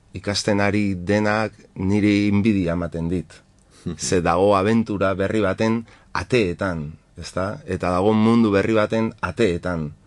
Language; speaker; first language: Basque; non-native, local second language; Spanish